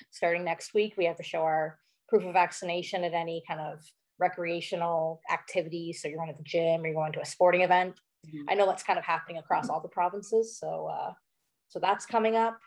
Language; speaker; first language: English; native; English